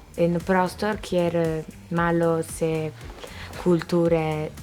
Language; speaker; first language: Slovenian; non-native, local second language; Italian